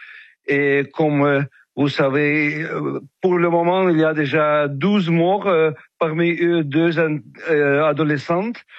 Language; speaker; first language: French; non-native, fluent; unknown